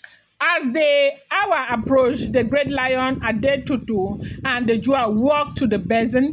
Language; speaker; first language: English; non-native, local second language; Yoruba